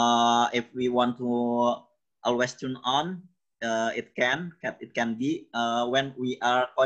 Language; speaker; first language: English; non-native, learner; Indonesian